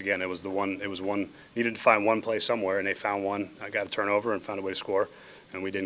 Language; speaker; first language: English; native; English